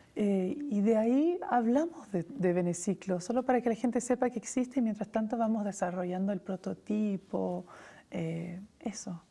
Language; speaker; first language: Spanish; native; Spanish